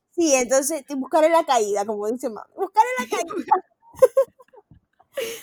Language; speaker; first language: Spanish; native; Spanish